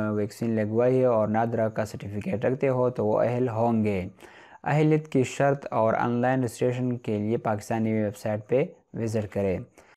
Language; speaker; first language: Urdu; non-native, local second language; Pashto